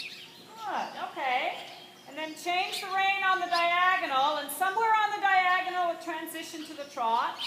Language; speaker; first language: English; native; English